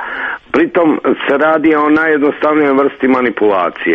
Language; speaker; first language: Croatian; native; Croatian